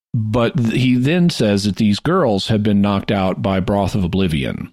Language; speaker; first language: English; native; English